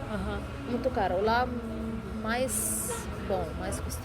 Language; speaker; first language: Portuguese; non-native, learner; Arabic